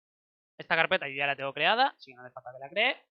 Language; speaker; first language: Spanish; native; Spanish